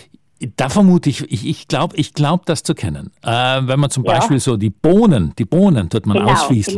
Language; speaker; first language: German; native; German